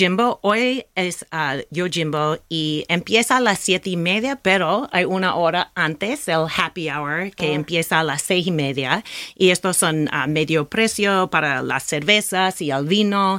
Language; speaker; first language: Spanish; non-native, learner; English